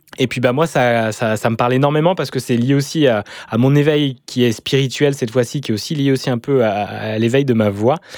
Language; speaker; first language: French; native; French